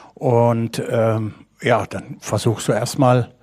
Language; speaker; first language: German; native; German